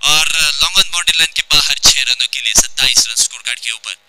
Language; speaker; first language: Hindi; non-native, local second language; Marathi